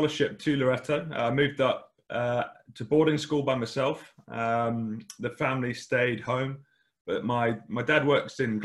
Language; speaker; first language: English; native; English